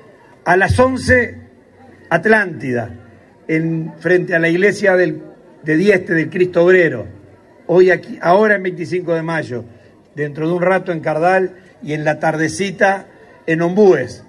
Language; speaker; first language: Spanish; native; Spanish